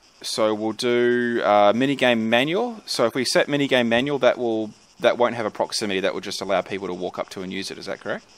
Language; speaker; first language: English; native; English